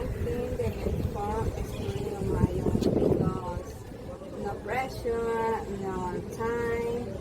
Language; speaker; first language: English; non-native, learner; Spanish